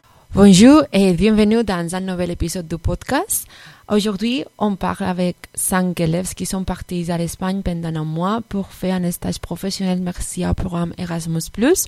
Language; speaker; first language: French; non-native, fluent; Spanish